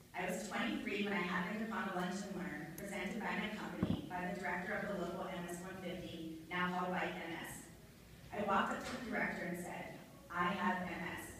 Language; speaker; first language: English; native; English